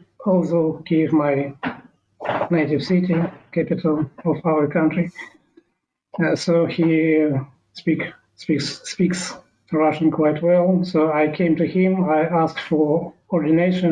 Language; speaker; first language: English; non-native, learner; Ukrainian